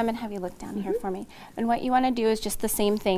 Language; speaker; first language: English; native; English